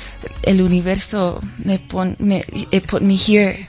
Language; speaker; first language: Spanish; early bilingual, heritage; English